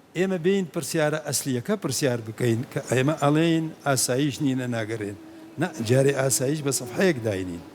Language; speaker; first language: Central Kurdish; non-native, local second language; Kurdish